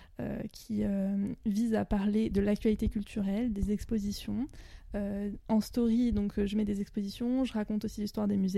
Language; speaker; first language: French; native; French